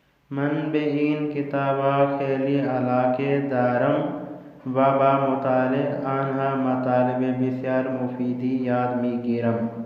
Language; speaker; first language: Persian; non-native, fluent; Urdu